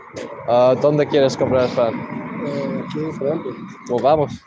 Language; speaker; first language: Spanish; non-native, learner; English